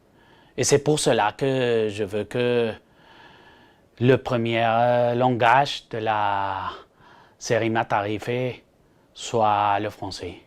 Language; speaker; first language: French; non-native, fluent; Spanish